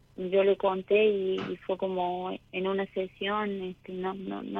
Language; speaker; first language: Spanish; native; Spanish